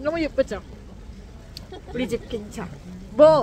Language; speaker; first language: Korean; non-native, learner; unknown